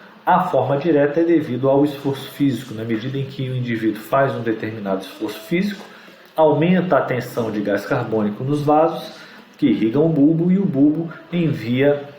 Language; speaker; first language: Portuguese; native; Portuguese